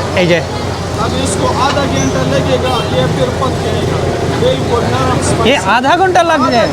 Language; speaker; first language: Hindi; non-native, learner; Bangla